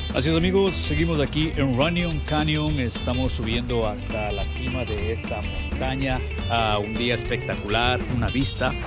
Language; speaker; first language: Spanish; native; Spanish